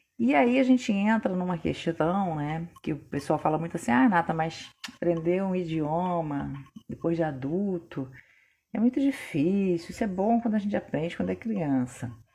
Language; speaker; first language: Portuguese; native; Portuguese